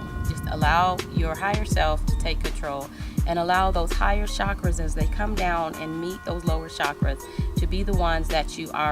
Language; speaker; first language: English; native; English